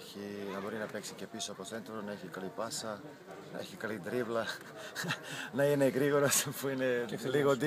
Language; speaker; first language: Greek; non-native, fluent; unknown